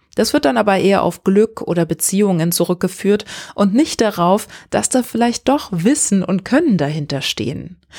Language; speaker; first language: German; native; German